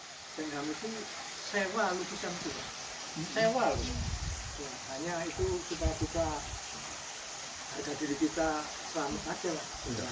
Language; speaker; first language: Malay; non-native, local second language; Javanese